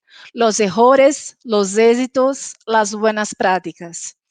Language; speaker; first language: Spanish; non-native, local second language; Portuguese